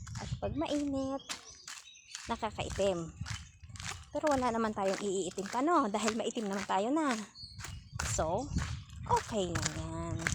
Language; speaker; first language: Filipino; non-native, local second language; Cebuano